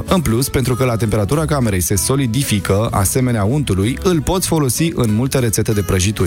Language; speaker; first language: Romanian; native; Romanian